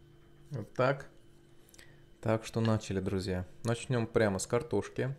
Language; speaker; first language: Russian; non-native, local second language; Azerbaijani